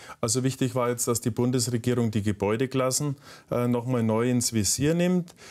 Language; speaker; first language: German; native; German